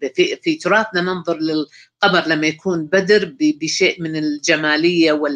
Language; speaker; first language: Arabic; native; Arabic